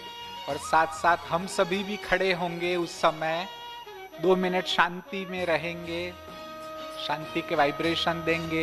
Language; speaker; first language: Hindi; native; Hindi